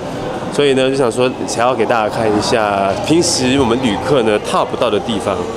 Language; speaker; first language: Chinese; native; Chinese